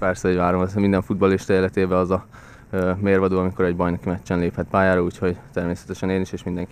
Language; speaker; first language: Hungarian; native; Hungarian